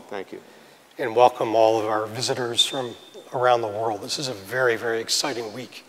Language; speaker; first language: English; native; English